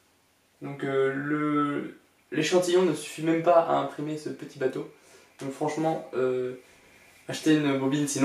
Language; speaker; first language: French; native; French